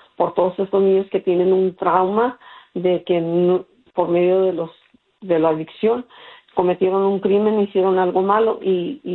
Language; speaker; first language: Spanish; early bilingual, heritage; Spanish